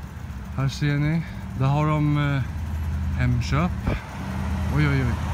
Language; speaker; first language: Swedish; native; Swedish